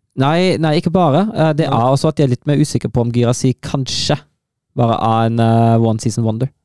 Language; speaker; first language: Norwegian; non-native, fluent; German